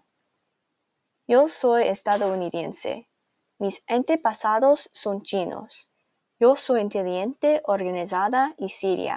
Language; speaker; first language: Spanish; non-native, learner; English